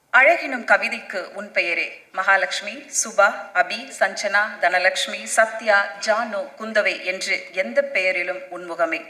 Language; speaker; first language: Tamil; native; Tamil